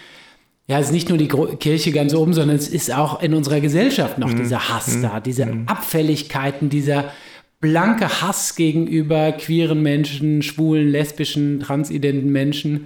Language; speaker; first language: German; native; German